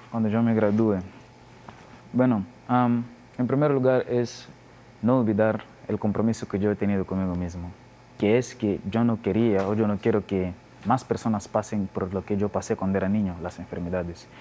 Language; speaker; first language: Spanish; non-native, learner; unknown